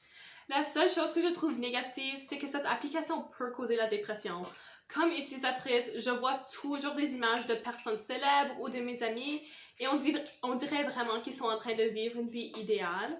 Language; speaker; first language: French; non-native, fluent; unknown